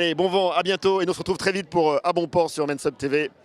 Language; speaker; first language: French; native; French